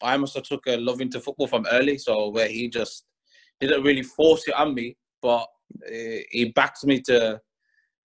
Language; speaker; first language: English; native; English